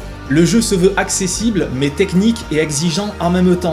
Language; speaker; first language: French; native; French